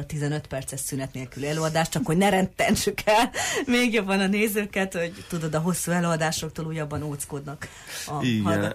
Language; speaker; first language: Hungarian; native; Hungarian